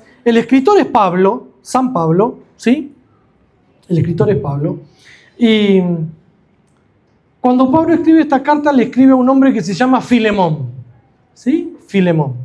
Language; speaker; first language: Spanish; native; Spanish